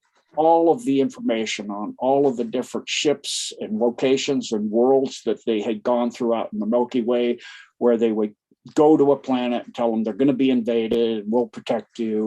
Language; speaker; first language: English; native; English